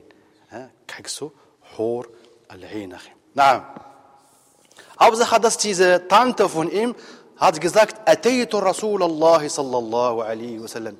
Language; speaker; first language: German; non-native, fluent; Arabic